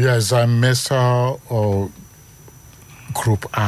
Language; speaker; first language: Dutch; non-native, learner; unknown